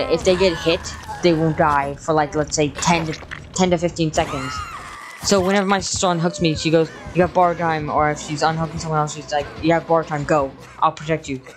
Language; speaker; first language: English; native; English